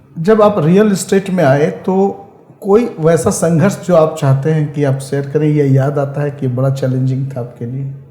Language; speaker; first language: Hindi; native; Hindi